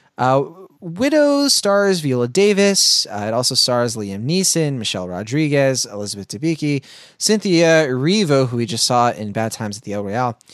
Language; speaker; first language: English; native; English